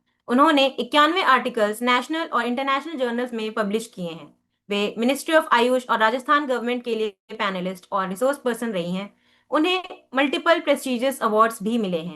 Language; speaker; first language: Hindi; native; Hindi